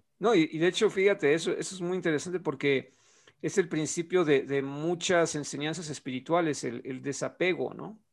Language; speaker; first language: Spanish; native; Spanish